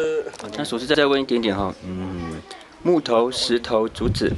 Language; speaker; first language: Chinese; native; Chinese